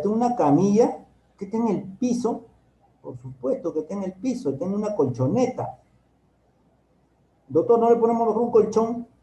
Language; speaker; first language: Spanish; native; Spanish